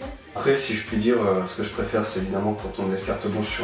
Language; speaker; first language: French; native; French